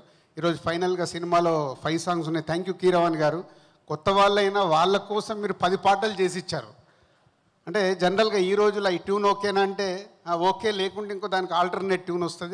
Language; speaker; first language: Telugu; native; Telugu